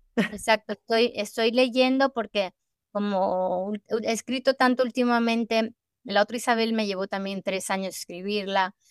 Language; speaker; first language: Spanish; native; Spanish